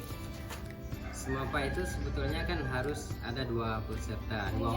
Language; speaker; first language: Indonesian; non-native, local second language; Achinese